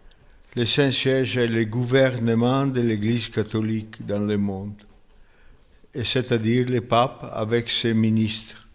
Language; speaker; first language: French; non-native, fluent; Italian